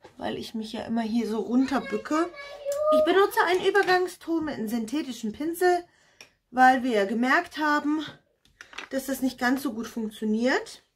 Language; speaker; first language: German; non-native, fluent; Russian